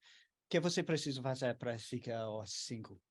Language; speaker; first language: Portuguese; non-native, learner; English